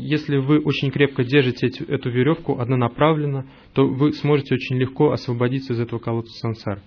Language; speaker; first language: Russian; native; Russian